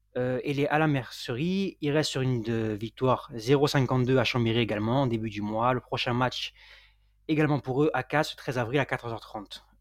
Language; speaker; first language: French; native; French